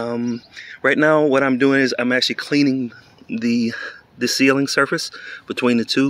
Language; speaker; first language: English; native; English